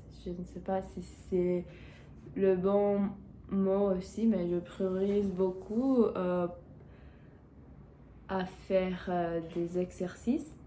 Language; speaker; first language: French; non-native, learner; Portuguese